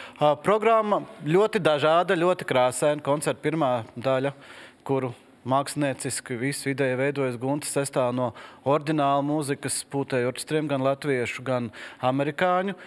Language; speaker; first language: Latvian; native; Latvian